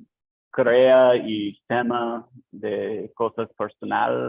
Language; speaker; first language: Spanish; non-native, learner; English